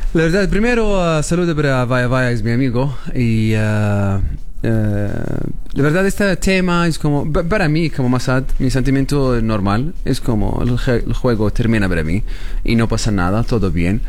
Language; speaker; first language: Spanish; non-native, learner; Arabic